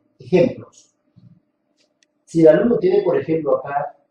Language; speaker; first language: Spanish; native; Spanish